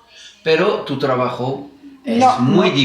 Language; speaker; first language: Spanish; non-native, learner; French